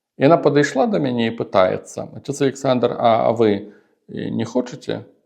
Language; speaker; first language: Belarusian; non-native, local second language; Russian